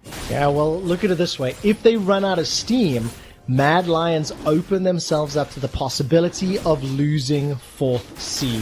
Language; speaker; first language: English; native; English